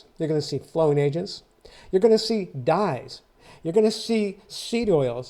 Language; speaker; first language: English; native; English